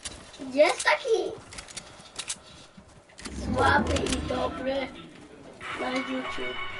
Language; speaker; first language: Polish; early bilingual, heritage; Polish